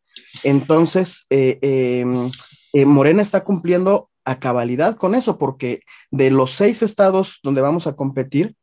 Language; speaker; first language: Spanish; native; Spanish